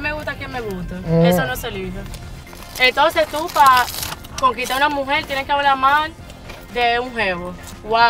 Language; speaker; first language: Spanish; native; Spanish